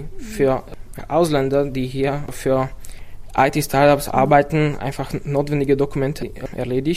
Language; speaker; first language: German; non-native, fluent; Slovak